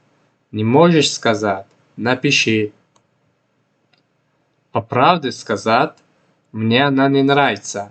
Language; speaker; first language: Russian; non-native, local second language; Tajik